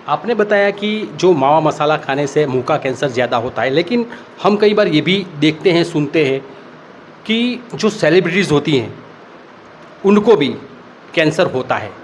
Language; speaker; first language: Hindi; non-native, local second language; Gujarati